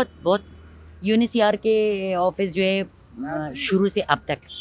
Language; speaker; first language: Hindi; non-native, fluent; Pashto